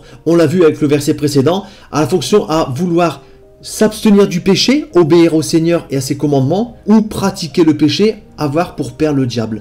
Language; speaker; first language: French; native; French